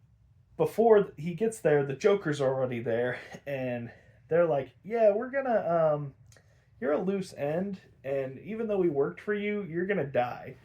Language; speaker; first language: English; native; English